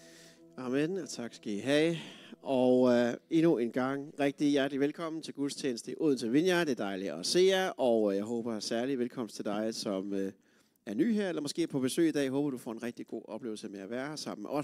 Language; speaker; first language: Danish; native; Danish